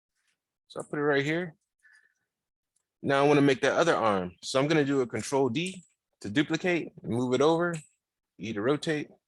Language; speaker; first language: English; native; English